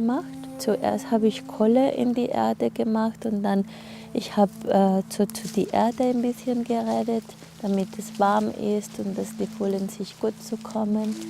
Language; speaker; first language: German; non-native, learner; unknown